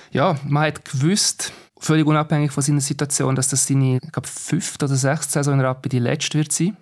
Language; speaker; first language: German; native; German